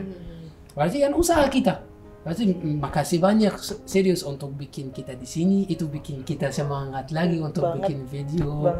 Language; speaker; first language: Indonesian; non-native, learner; Arabic